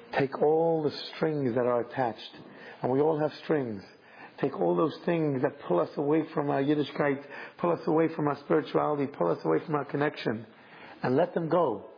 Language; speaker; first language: English; native; English